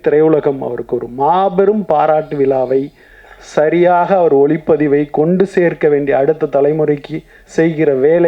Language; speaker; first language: Tamil; native; Tamil